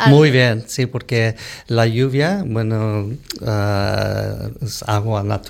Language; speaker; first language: Spanish; early bilingual, heritage; Spanish